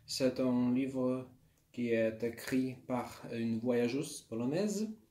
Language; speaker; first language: French; non-native, learner; Polish